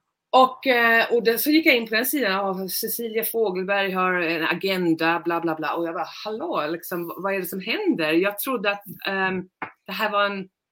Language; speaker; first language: Swedish; native; Swedish